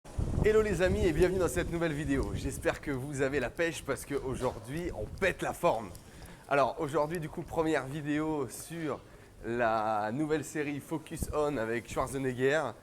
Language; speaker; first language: French; native; French